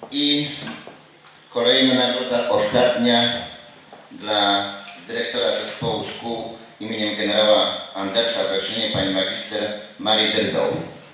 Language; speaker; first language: Polish; native; Polish